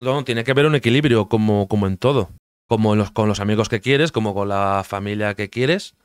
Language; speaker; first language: Spanish; native; Spanish